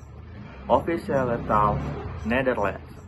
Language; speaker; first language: Dutch; non-native, learner; Indonesian